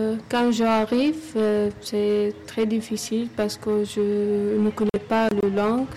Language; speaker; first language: French; non-native, learner; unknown